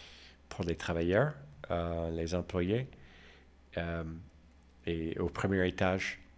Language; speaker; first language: French; non-native, fluent; English